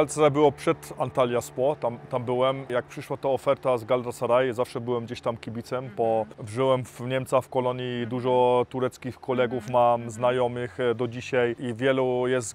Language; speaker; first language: Polish; early bilingual, heritage; Polish